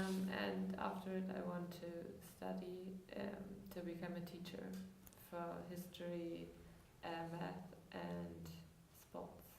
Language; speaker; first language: English; non-native, learner; German